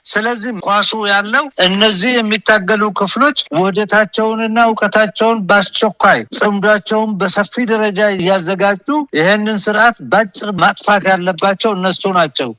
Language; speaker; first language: Amharic; non-native, local second language; Oromo